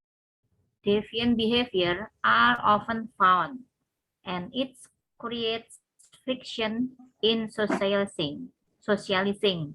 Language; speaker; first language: English; non-native, learner; Indonesian